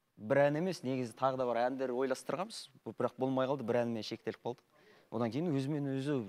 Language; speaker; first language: Kazakh; non-native, local second language; Russian